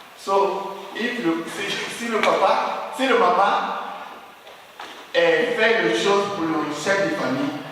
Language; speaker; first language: French; non-native, learner; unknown